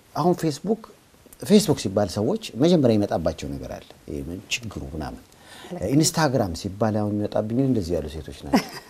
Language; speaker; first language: Amharic; native; Amharic